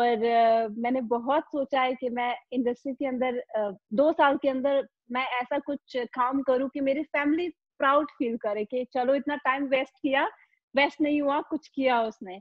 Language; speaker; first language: Hindi; non-native, fluent; Pashto